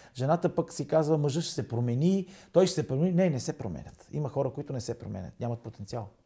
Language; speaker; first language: Bulgarian; native; Bulgarian